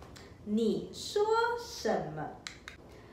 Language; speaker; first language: Chinese; non-native, local second language; Malay